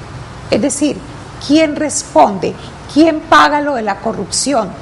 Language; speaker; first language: Spanish; native; Spanish